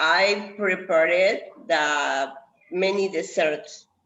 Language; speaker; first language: English; non-native, learner; Spanish